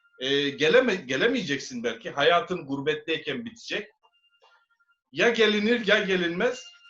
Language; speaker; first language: Turkish; native; Turkish